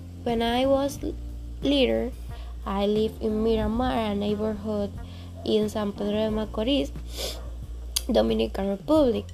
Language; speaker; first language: English; non-native, learner; Spanish